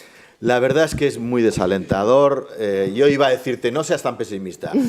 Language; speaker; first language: Spanish; native; Spanish